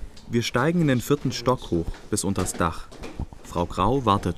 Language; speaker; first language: German; native; German